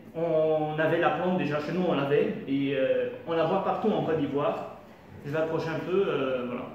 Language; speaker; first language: French; non-native, local second language; Arabic